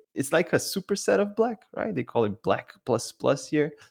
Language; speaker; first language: English; non-native, fluent; Portuguese